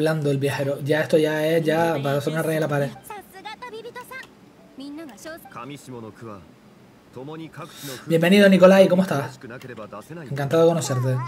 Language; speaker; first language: Spanish; native; Spanish